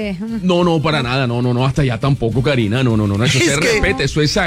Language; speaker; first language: Spanish; native; Spanish